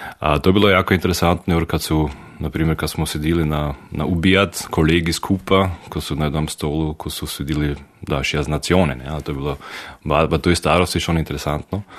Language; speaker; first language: Croatian; native; Croatian